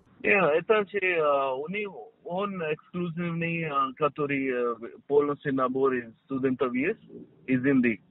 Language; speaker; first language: Russian; non-native, local second language; Kyrgyz